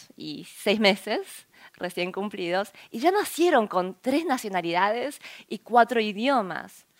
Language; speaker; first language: Spanish; early bilingual, other home language; Korean